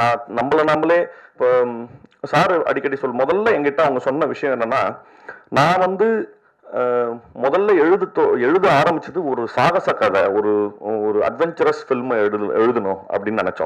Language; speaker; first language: Tamil; native; Tamil